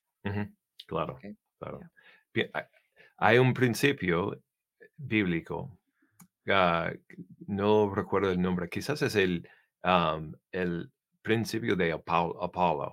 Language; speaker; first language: Spanish; non-native, fluent; English